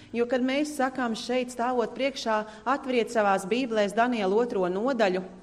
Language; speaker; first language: Latvian; native; Latvian